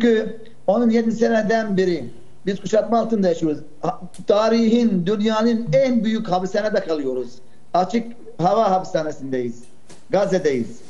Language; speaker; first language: Turkish; non-native, fluent; Arabic